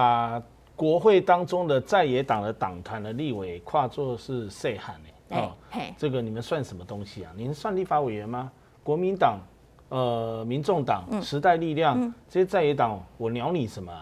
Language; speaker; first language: Chinese; native; Chinese